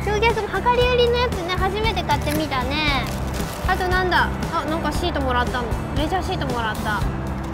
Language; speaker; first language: Japanese; native; Japanese